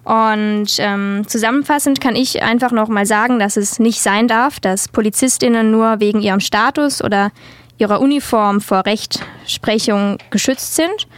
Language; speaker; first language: German; native; German